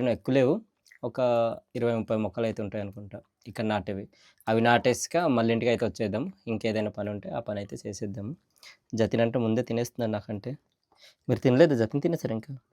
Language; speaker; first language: Telugu; non-native, local second language; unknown